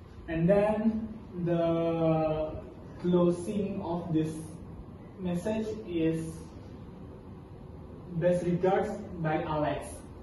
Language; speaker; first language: English; non-native, learner; Indonesian